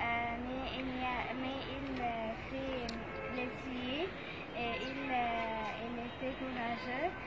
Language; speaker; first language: French; non-native, learner; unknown